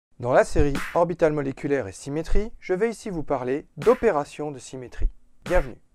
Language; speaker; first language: French; native; French